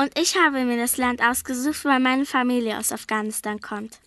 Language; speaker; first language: German; early bilingual, other home language; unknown